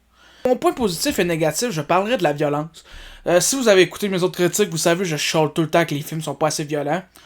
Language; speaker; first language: French; native; French